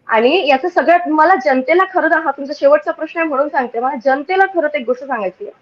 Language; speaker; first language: Marathi; native; Marathi